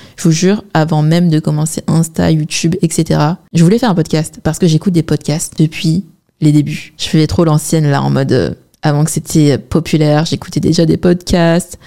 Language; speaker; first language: French; early bilingual, other home language; Chinese